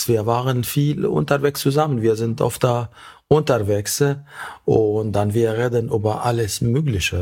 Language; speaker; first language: German; non-native, learner; Arabic